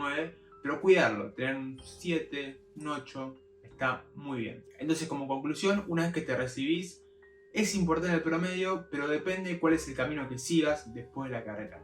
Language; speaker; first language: Spanish; native; Spanish